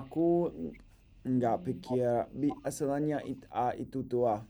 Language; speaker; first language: Indonesian; non-native, learner; English